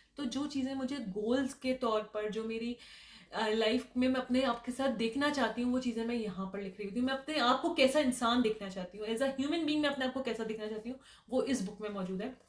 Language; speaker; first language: Urdu; native; Urdu